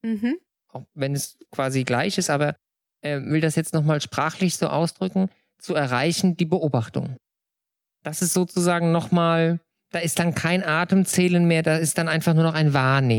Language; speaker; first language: German; native; German